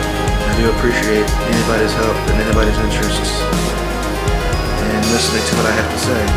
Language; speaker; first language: English; native; English